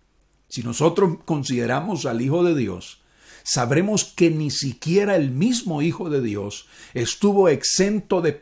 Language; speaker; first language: Spanish; native; Spanish